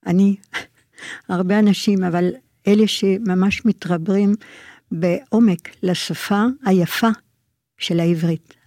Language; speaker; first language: Hebrew; non-native, fluent; French